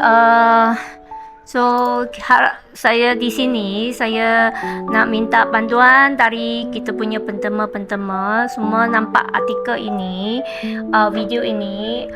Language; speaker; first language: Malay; non-native, local second language; Chinese